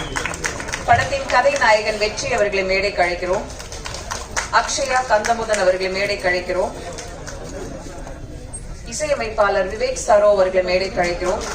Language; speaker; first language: Tamil; native; Tamil